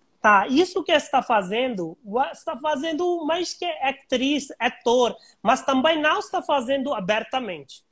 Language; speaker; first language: Portuguese; non-native, learner; Hindi